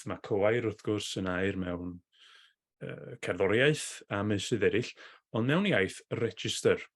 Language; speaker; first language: Welsh; native; Welsh